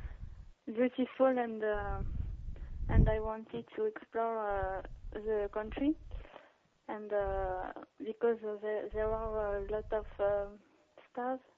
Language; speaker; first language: English; non-native, learner; French